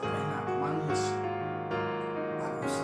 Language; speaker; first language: Indonesian; non-native, learner; German